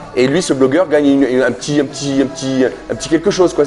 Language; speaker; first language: French; native; French